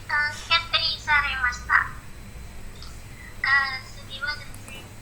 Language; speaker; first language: Japanese; non-native, learner; Indonesian